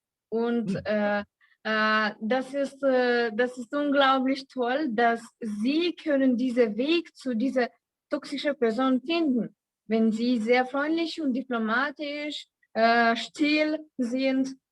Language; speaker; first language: German; non-native, learner; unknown